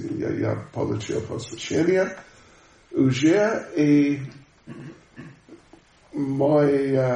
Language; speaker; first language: Russian; non-native, learner; English